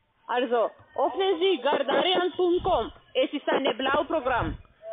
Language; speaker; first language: German; non-native, learner; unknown